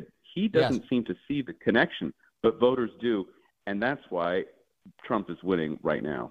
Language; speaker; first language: English; native; English